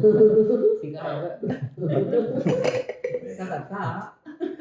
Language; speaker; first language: French; non-native, fluent; Japanese